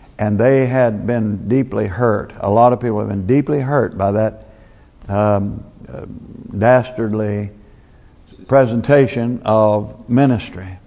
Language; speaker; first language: English; native; English